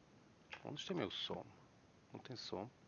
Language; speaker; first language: Portuguese; non-native, learner; German